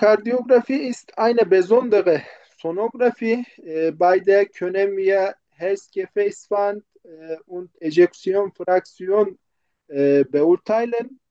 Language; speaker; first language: German; non-native, fluent; Turkish